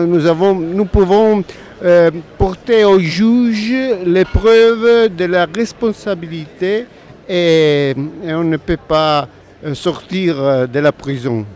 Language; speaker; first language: French; non-native, learner; Italian